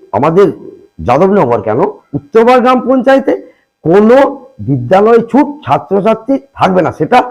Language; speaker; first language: Bangla; native; Bangla